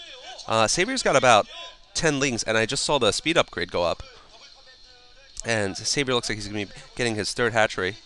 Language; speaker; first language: English; native; English